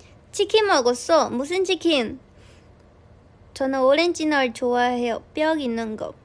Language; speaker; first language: Korean; non-native, fluent; Chinese